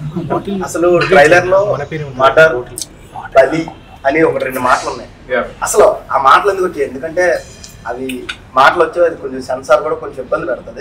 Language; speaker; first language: Telugu; native; Telugu